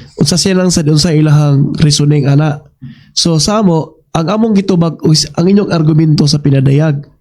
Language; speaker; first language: Cebuano; native; Cebuano